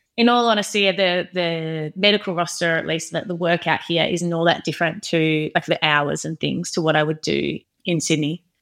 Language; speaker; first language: English; native; English